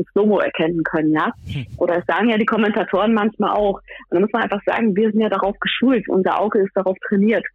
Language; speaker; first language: German; native; German